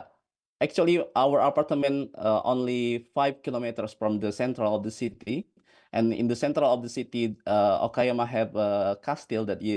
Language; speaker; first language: English; non-native, fluent; Indonesian